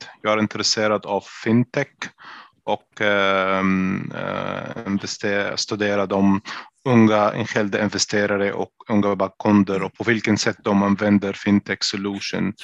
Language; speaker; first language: Swedish; non-native, fluent; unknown